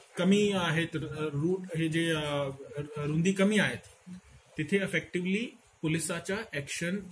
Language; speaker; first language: Marathi; non-native, local second language; Hindi